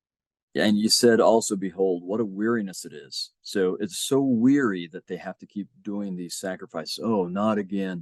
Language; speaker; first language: English; native; English